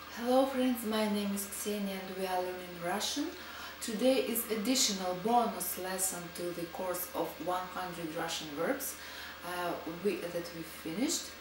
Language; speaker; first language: English; non-native, fluent; Russian